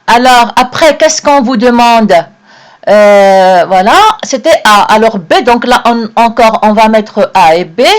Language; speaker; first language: French; non-native, local second language; Arabic